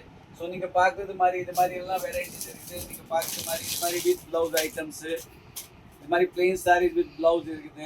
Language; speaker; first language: Tamil; non-native, fluent; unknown